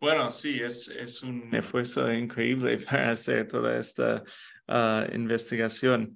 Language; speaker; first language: Spanish; non-native, fluent; English